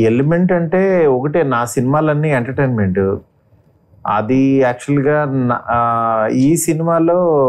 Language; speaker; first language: Telugu; native; Telugu